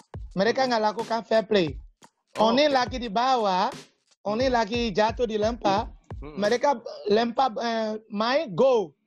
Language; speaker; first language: Indonesian; non-native, fluent; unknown